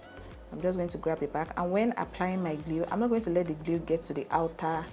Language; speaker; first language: English; native; English